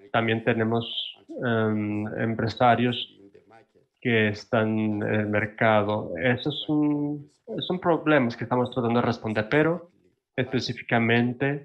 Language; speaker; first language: Spanish; non-native, fluent; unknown